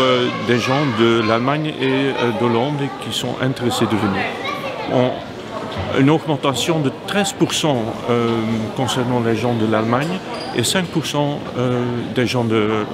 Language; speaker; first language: French; non-native, local second language; Dutch